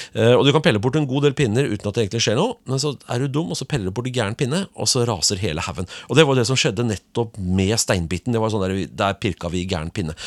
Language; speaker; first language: Norwegian; native; Norwegian